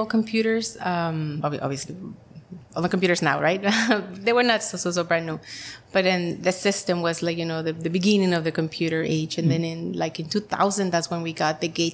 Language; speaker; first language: English; non-native, fluent; Spanish